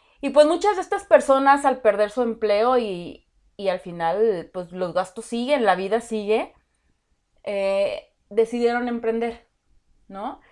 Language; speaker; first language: Spanish; native; Spanish